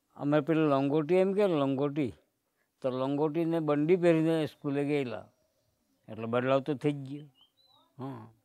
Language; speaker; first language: Gujarati; non-native, local second language; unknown